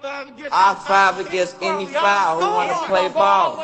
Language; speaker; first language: English; native; English